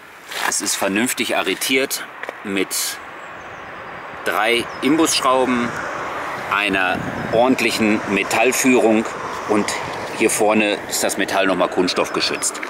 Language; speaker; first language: German; native; German